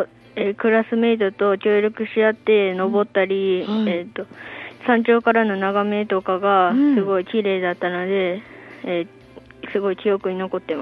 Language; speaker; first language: Japanese; native; Japanese